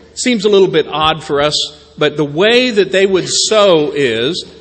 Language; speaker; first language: English; native; English